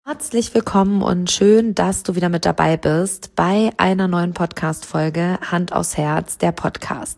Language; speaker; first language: German; native; German